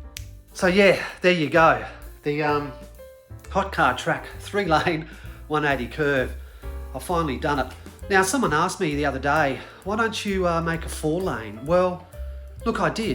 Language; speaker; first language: English; native; English